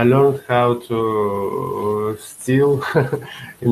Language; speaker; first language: English; non-native, learner; Russian